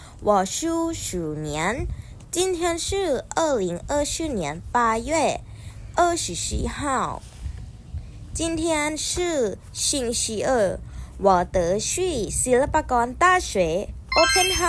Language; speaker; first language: Chinese; non-native, learner; Thai